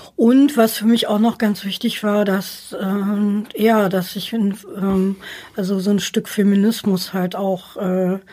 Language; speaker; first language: German; native; German